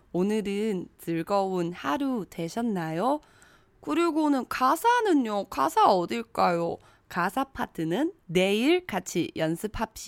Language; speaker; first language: Korean; non-native, fluent; Chinese